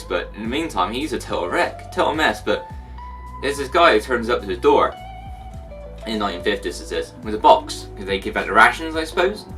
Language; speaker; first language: English; native; English